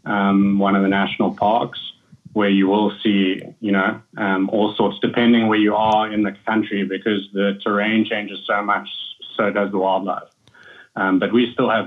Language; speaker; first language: English; native; English